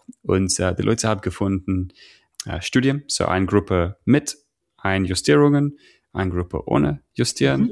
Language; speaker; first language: German; non-native, learner; English